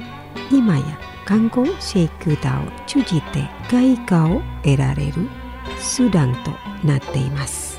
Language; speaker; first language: Japanese; non-native, fluent; Indonesian